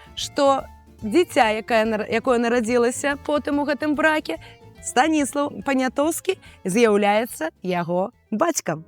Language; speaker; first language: Belarusian; native; Belarusian